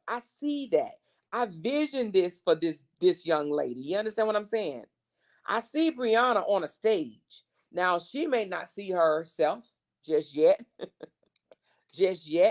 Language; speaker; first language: English; native; English